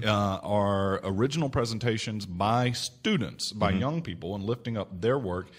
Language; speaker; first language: English; native; English